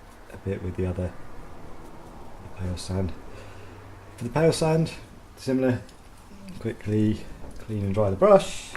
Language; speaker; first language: English; native; English